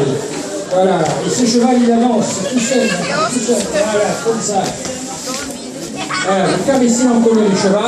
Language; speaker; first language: French; native; French